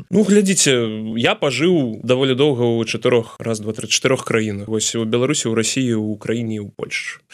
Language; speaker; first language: Belarusian; non-native, local second language; Russian